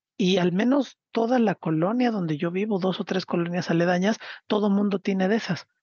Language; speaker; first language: Spanish; native; Spanish